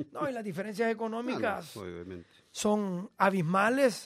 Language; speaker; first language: Spanish; native; Spanish